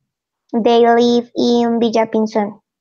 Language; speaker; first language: English; non-native, learner; Spanish